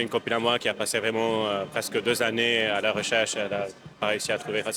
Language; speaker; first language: French; non-native, fluent; Arabic